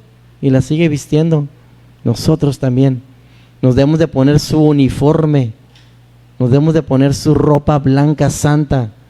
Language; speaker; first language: Spanish; native; Spanish